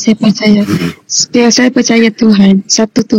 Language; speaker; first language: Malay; non-native, local second language; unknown